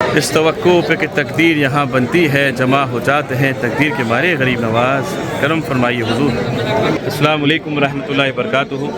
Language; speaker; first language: Hindi; native; Hindi